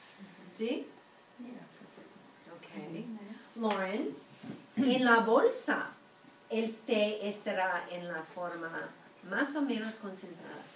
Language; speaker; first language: Spanish; non-native, fluent; English